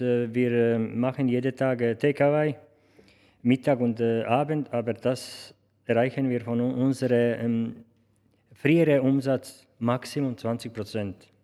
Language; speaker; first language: German; non-native, learner; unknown